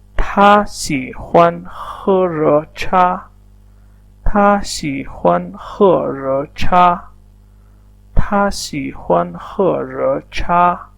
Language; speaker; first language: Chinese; non-native, fluent; Urdu